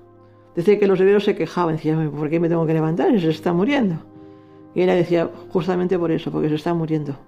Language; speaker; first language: Spanish; native; Spanish